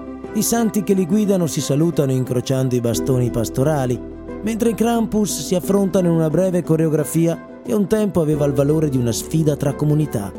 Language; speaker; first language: Italian; native; Italian